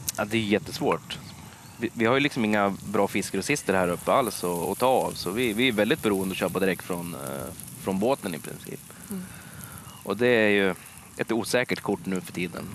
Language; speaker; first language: Swedish; native; Swedish